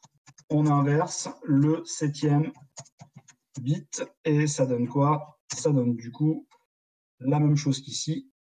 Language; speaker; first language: French; native; French